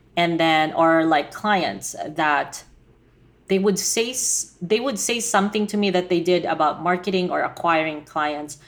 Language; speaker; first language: English; non-native, local second language; Filipino